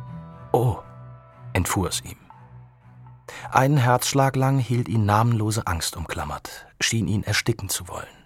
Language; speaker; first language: German; native; German